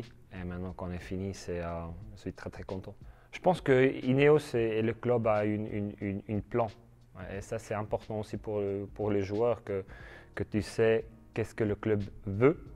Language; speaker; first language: French; non-native, learner; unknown